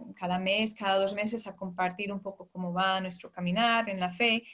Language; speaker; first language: Spanish; early bilingual, heritage; Spanish